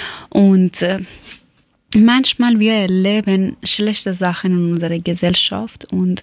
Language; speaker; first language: German; non-native, learner; Persian